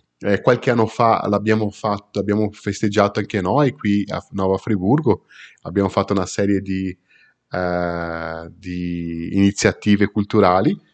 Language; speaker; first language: Italian; non-native, fluent; Portuguese